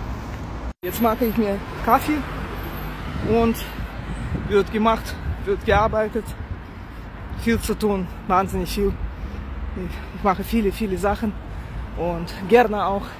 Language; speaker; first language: German; non-native, fluent; Russian